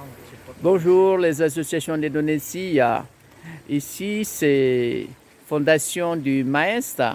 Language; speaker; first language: French; non-native, fluent; Indonesian